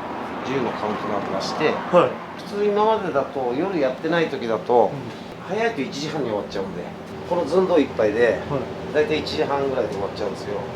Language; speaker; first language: Japanese; native; Japanese